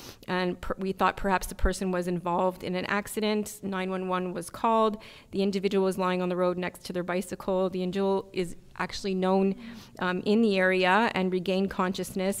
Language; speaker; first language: English; native; English